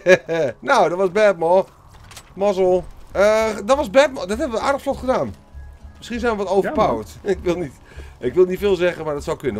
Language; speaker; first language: Dutch; native; Dutch